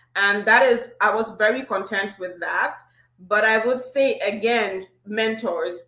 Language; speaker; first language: English; non-native, local second language; Igbo